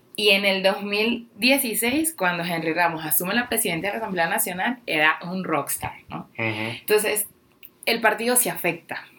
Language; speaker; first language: Spanish; native; Spanish